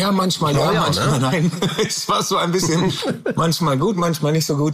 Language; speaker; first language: German; non-native, learner; English